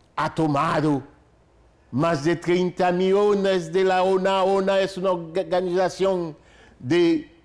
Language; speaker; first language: Spanish; non-native, fluent; Haitian Creole